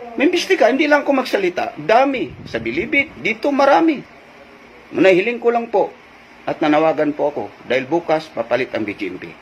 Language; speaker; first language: Filipino; non-native, fluent; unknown